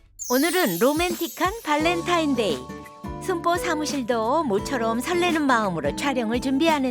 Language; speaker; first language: Korean; native; Korean